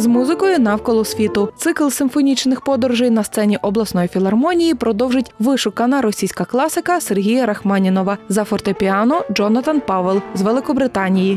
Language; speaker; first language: Ukrainian; native; Ukrainian